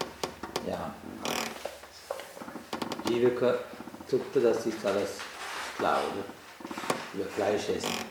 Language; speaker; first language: German; non-native, learner; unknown